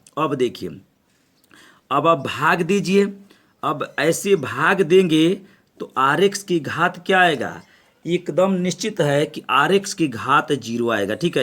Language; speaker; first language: Hindi; native; Hindi